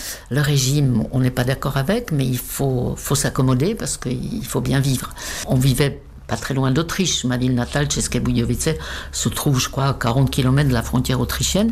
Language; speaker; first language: French; non-native, fluent; Czech